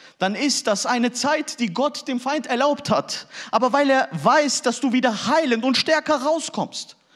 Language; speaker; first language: German; early bilingual, other home language; Turkish